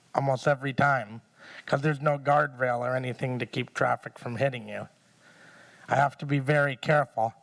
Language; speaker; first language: English; native; English